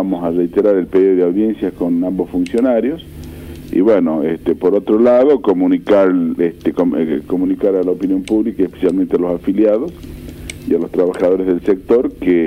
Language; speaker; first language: Spanish; native; Spanish